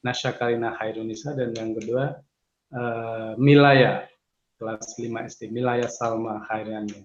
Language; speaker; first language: Indonesian; native; Indonesian